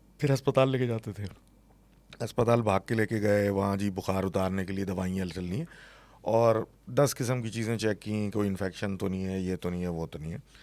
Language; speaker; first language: Urdu; native; Urdu